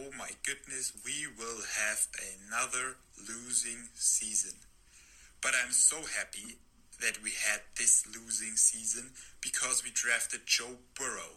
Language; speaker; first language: English; non-native, fluent; German